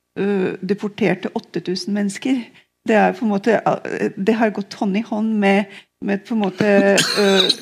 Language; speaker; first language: Norwegian; non-native, fluent; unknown